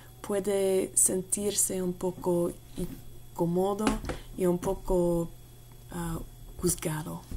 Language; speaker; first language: Spanish; non-native, learner; English